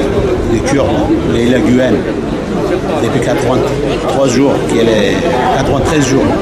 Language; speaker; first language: French; non-native, learner; Kurdish